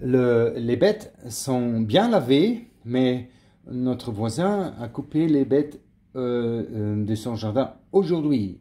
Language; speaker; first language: French; non-native, learner; German